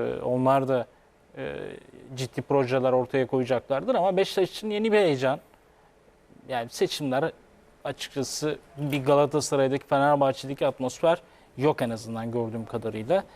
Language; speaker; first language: Turkish; native; Turkish